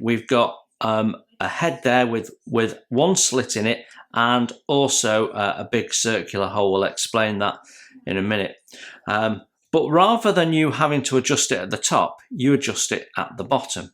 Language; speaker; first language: English; native; English